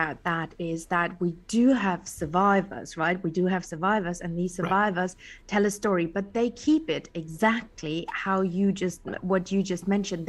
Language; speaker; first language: English; non-native, fluent; German